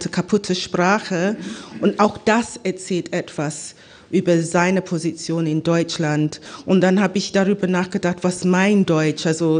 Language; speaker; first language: German; non-native, fluent; English